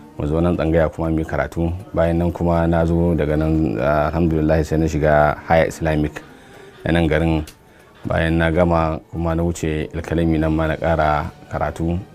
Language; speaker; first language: Hausa; native; Hausa